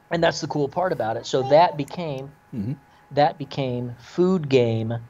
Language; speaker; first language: English; native; English